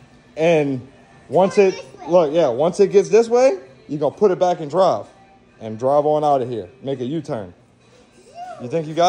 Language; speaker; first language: English; native; English